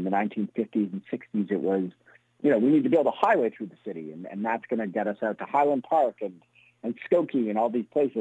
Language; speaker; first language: English; native; English